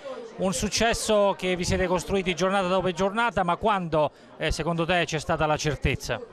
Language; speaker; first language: Italian; native; Italian